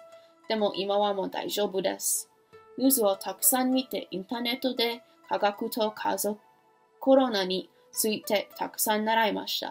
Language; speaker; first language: Japanese; non-native, learner; English